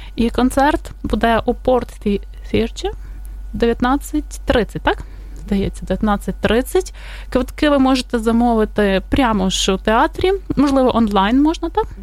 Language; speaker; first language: Ukrainian; native; Ukrainian